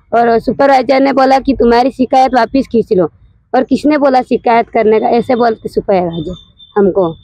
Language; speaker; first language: Hindi; native; Hindi